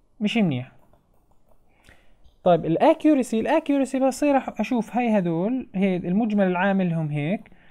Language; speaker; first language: Arabic; native; Arabic